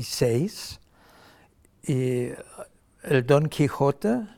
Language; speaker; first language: Spanish; non-native, fluent; German